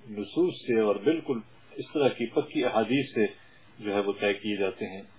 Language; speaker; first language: Urdu; non-native, local second language; Punjabi